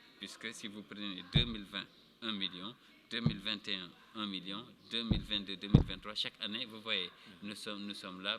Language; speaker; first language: French; non-native, local second language; Wolof